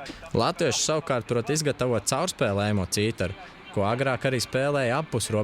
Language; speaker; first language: Latvian; native; Latvian